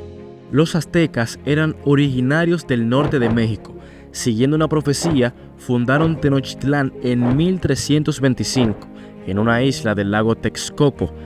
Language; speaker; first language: Spanish; native; Spanish